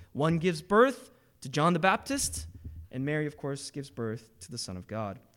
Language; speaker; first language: English; early bilingual, other home language; Korean